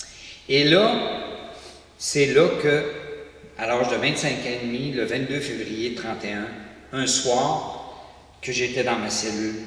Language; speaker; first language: French; native; French